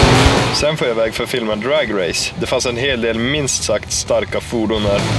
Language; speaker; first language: Swedish; native; Swedish